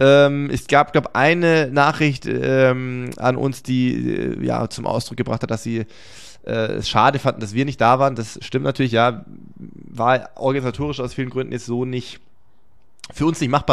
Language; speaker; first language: German; native; German